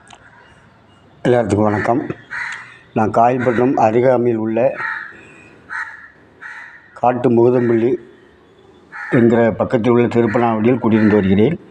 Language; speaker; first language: Tamil; native; Tamil